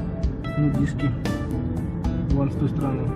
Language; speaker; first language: Russian; native; Russian